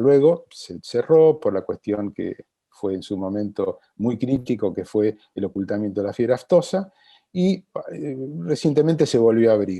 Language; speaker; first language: Spanish; native; Spanish